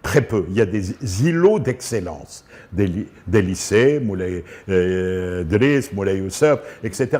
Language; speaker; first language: French; non-native, local second language; Arabic